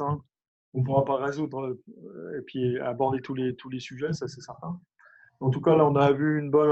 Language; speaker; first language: French; native; French